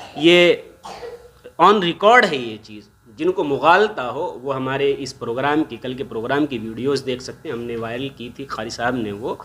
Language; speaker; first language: Urdu; native; Urdu